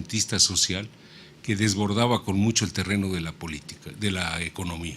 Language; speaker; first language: Spanish; native; Spanish